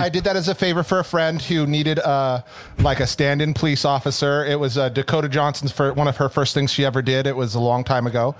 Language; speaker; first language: English; native; English